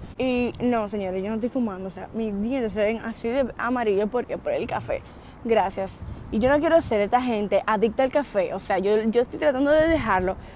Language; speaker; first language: Spanish; native; Spanish